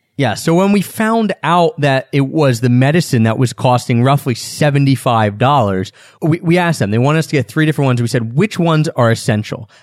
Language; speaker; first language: English; native; English